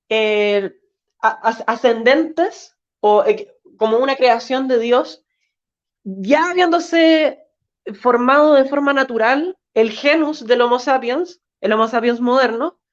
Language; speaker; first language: Spanish; native; Spanish